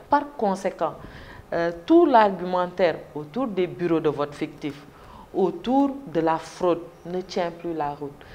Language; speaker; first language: French; non-native, local second language; Wolof